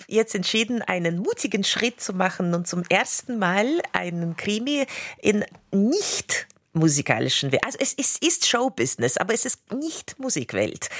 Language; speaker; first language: German; non-native, fluent; Russian